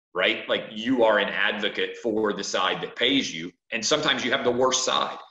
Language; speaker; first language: English; native; English